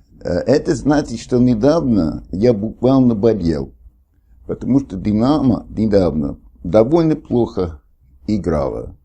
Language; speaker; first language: Russian; non-native, fluent; English